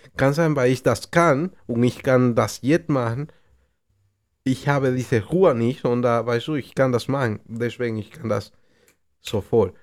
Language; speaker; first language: German; non-native, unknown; Spanish